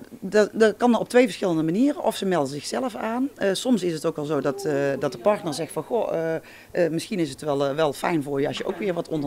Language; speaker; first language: Dutch; native; Dutch